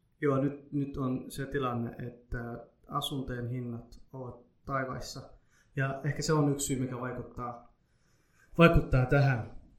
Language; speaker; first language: Finnish; early bilingual, other home language; Somali